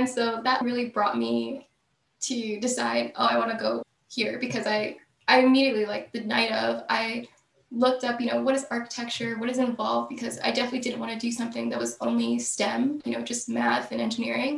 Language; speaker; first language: English; native; English